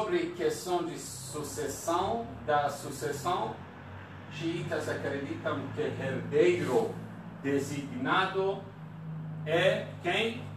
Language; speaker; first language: Portuguese; non-native, learner; Persian